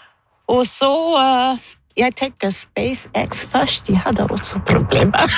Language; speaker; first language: Norwegian; non-native, learner; German